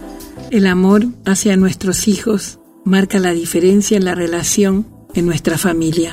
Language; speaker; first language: Spanish; native; Spanish